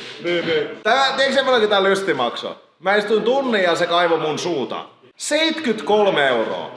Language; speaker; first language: Finnish; native; Finnish